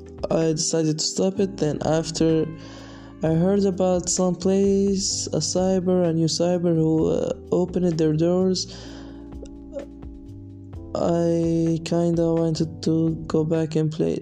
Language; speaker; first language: English; non-native, learner; Arabic